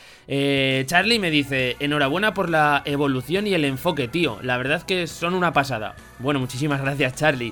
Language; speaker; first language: Spanish; native; Spanish